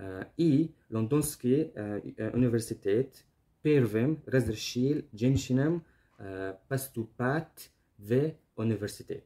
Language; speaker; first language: Russian; non-native, learner; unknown